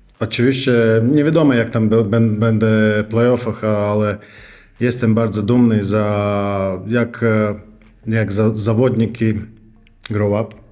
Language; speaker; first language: Polish; non-native, learner; Russian